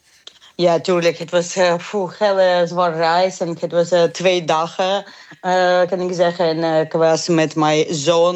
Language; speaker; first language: Dutch; non-native, learner; Ukrainian